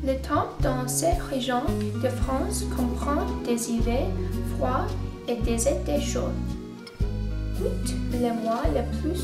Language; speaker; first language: French; non-native, learner; English